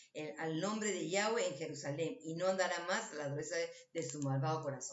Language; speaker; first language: Spanish; native; Spanish